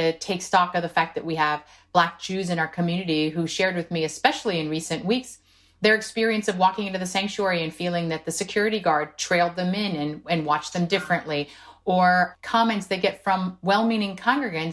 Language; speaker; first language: English; non-native, fluent; Korean